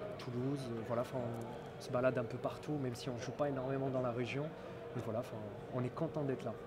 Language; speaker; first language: French; non-native, local second language; Arabic